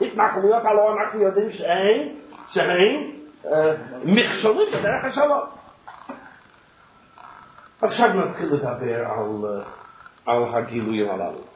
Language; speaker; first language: Hebrew; non-native, fluent; English